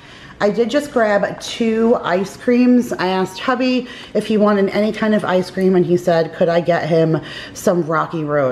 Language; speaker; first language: English; native; English